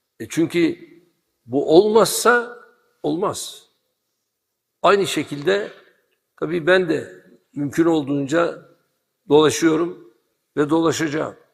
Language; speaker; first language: Turkish; native; Turkish